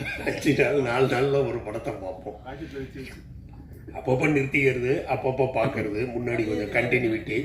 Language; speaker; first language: Tamil; native; Tamil